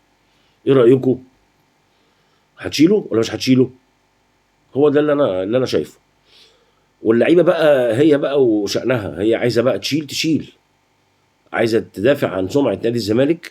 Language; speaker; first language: Arabic; native; Arabic